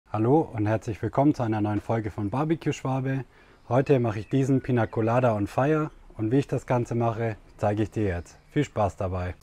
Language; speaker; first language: German; native; German